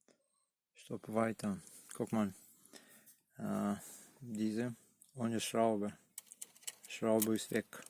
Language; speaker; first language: German; non-native, learner; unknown